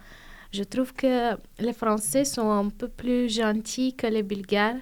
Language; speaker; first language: French; non-native, fluent; Bulgarian